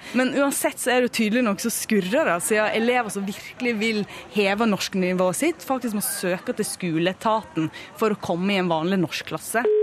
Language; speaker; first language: Norwegian; native; Norwegian